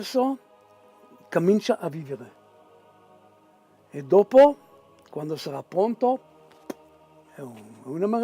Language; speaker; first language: Italian; non-native, fluent; Hebrew